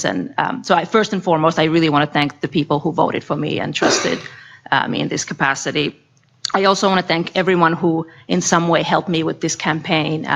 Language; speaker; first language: English; non-native, fluent; Finnish